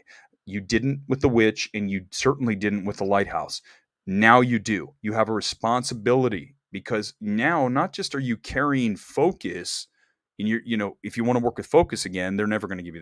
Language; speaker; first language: English; native; English